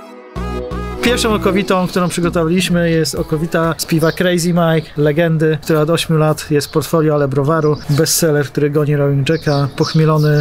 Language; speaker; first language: Polish; native; Polish